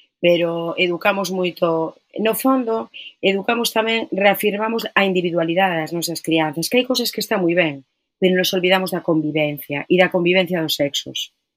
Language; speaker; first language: Galician; non-native, local second language; Spanish